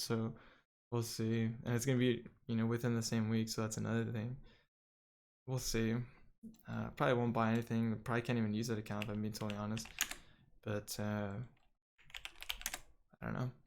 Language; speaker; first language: English; native; English